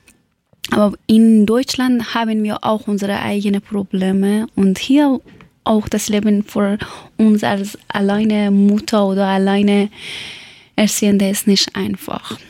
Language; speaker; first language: German; non-native, learner; Persian